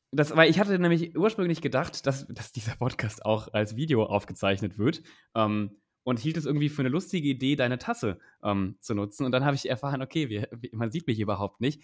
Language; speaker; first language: German; native; German